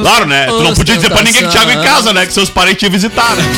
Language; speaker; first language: Portuguese; native; Portuguese